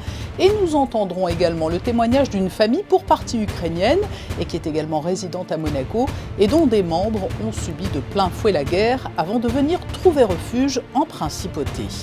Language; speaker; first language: French; native; French